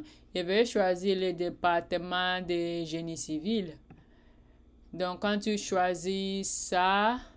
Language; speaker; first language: French; non-native, learner; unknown